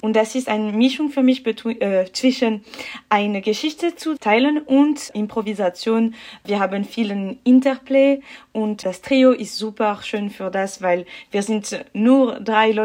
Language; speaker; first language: German; non-native, learner; French